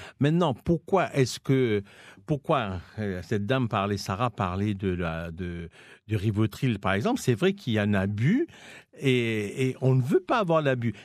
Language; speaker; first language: French; non-native, local second language; Morisyen